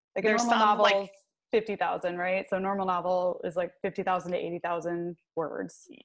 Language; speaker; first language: English; native; English